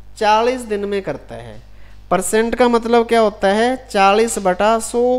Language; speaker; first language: Hindi; non-native, local second language; Punjabi